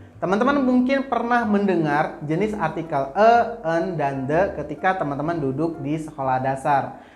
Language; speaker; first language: Indonesian; native; Indonesian